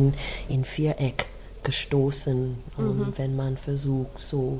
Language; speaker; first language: German; non-native, learner; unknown